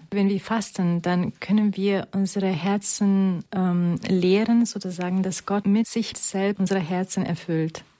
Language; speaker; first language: German; non-native, fluent; Romanian